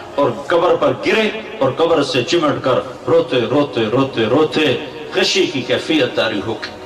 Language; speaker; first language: Urdu; non-native, local second language; Punjabi